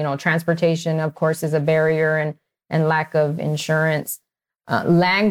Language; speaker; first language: English; native; English